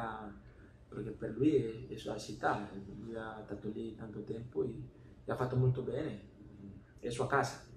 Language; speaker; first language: Italian; non-native, learner; Spanish